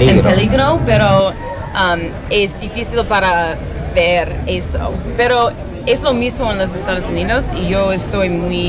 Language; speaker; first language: Spanish; non-native, learner; English